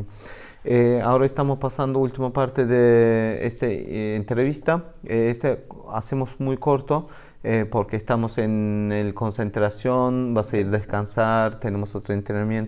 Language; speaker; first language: Spanish; non-native, learner; Turkish